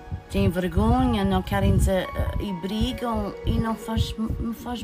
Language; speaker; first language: Portuguese; early bilingual, heritage; Portuguese